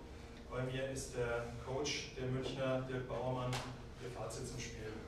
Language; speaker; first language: German; native; German